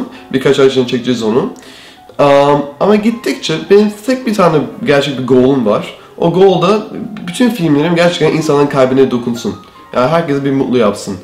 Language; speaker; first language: Turkish; early bilingual, heritage; Turkish